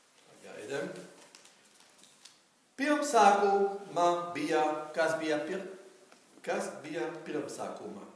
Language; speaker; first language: Latvian; non-native, learner; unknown